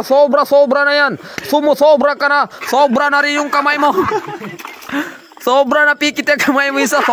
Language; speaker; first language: Filipino; non-native, local second language; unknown